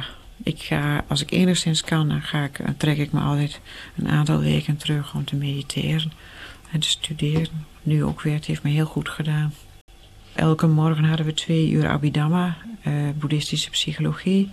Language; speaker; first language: Dutch; native; Dutch